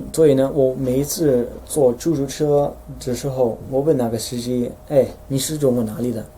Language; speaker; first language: Chinese; non-native, fluent; Dutch